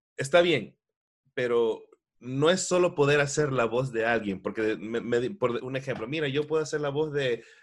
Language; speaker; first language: Spanish; early bilingual, heritage; Spanish